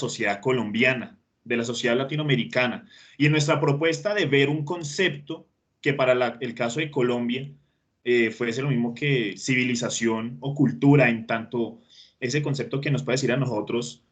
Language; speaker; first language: Spanish; native; Spanish